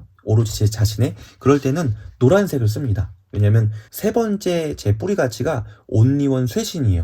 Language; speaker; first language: Korean; native; Korean